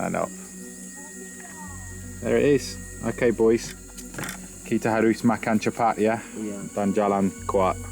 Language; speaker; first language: Indonesian; non-native, learner; English